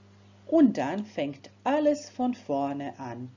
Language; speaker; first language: German; non-native, fluent; Croatian